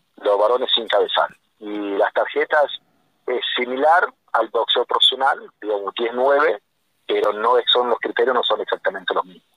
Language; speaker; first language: Spanish; native; Spanish